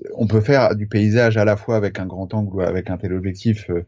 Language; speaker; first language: French; native; French